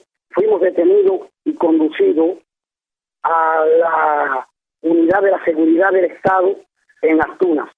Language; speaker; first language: Spanish; native; Spanish